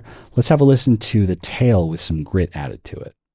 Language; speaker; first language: English; native; English